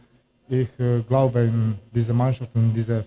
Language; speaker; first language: German; non-native, learner; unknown